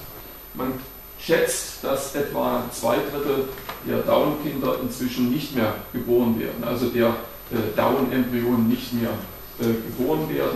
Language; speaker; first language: German; native; German